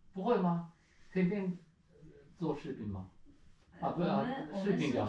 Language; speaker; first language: Chinese; non-native, learner; Japanese